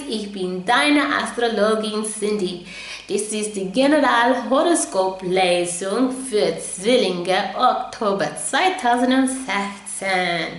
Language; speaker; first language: German; non-native, fluent; English